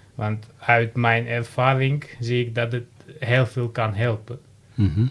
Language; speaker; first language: Dutch; non-native, fluent; Armenian